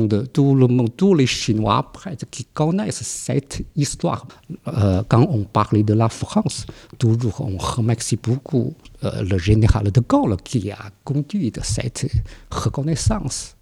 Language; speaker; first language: French; non-native, fluent; Chinese